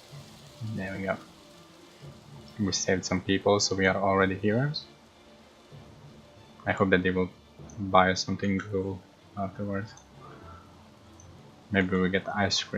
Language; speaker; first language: English; non-native, fluent; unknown